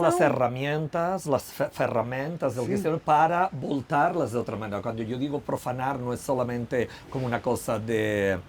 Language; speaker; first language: Portuguese; non-native, learner; Spanish